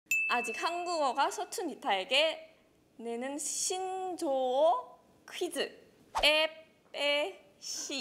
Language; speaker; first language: Korean; non-native, learner; Indonesian